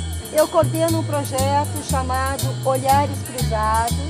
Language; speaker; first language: Portuguese; native; Portuguese